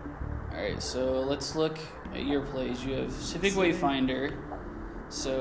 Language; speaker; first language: English; native; English